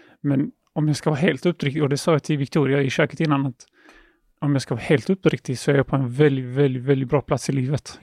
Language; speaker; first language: Swedish; early bilingual, other home language; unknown